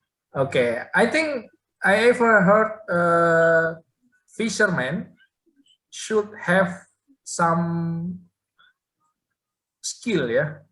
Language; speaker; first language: English; non-native, learner; Indonesian